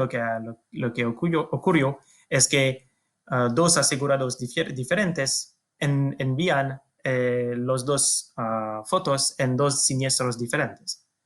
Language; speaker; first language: Spanish; non-native, fluent; French